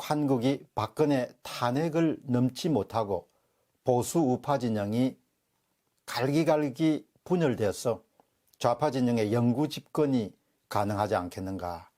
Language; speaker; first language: Korean; native; Korean